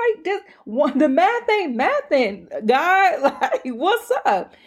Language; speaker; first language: English; native; English